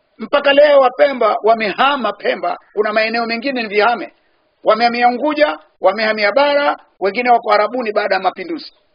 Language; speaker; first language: Swahili; native; Swahili